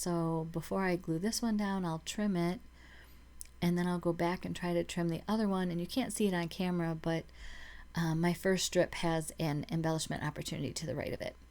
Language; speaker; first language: English; native; English